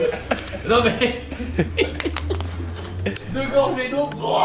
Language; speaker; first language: French; native; French